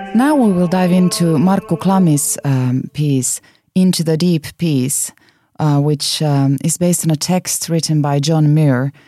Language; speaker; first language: English; non-native, fluent; Finnish